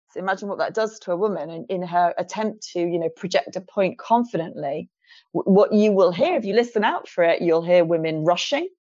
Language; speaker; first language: English; native; English